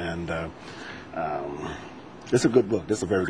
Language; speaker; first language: English; native; English